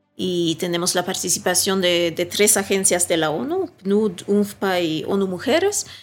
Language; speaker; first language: Spanish; early bilingual, heritage; Swedish